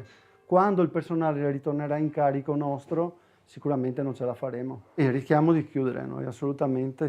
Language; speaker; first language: Italian; native; Italian